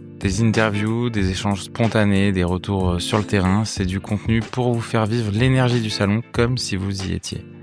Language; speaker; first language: French; native; French